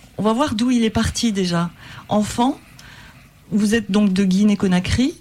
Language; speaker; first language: French; native; French